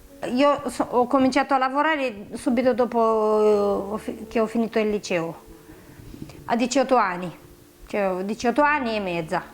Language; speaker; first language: Italian; non-native, fluent; Romanian